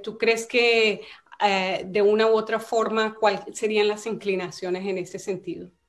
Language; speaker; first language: Spanish; native; Spanish